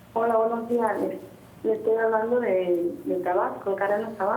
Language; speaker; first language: Spanish; native; Spanish